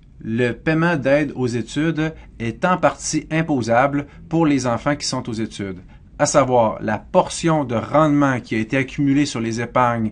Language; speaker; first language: French; native; French